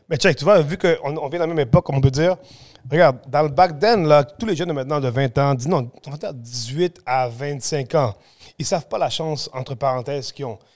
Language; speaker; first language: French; early bilingual, other home language; Spanish